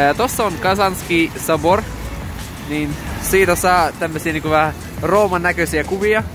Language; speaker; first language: Finnish; non-native, fluent; Russian